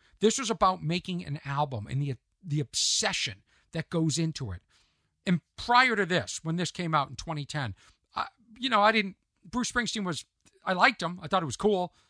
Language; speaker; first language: English; native; English